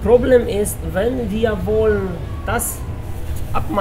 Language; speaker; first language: German; non-native, learner; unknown